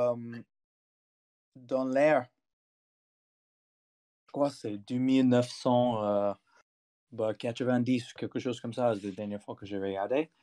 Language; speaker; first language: French; non-native, fluent; English